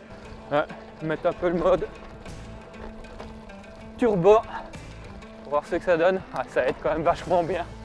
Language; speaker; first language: French; native; French